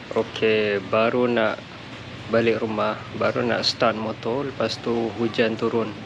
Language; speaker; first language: Malay; non-native, fluent; Western Cham